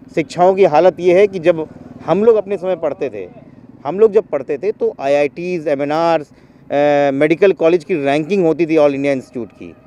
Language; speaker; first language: Hindi; native; Hindi